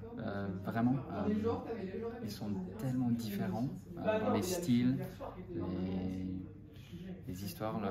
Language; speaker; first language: French; non-native, fluent; English